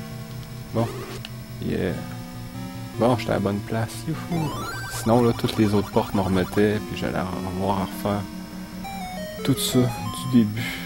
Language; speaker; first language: French; native; French